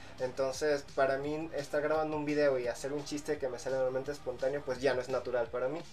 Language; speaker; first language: Spanish; native; Spanish